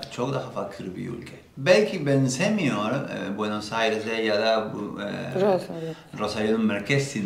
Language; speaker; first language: Turkish; non-native, learner; Spanish